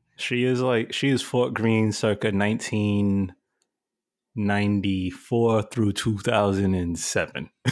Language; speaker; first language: English; early bilingual, other home language; Spanish